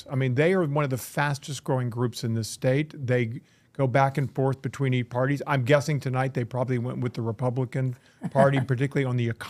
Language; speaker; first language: English; native; English